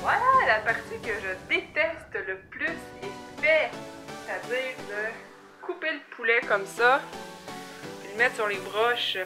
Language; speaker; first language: French; native; French